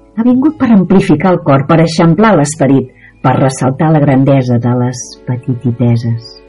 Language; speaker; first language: Catalan; native; Catalan